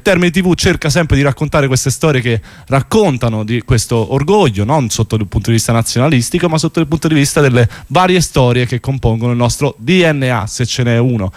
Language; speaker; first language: Italian; native; Italian